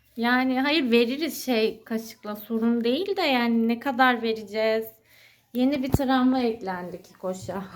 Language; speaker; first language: Turkish; native; Turkish